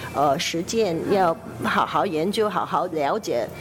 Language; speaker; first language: Chinese; non-native, local second language; Cantonese